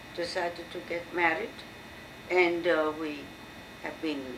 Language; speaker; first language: English; non-native, fluent; French